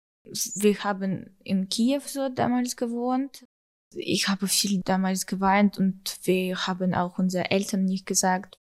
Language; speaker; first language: German; non-native, learner; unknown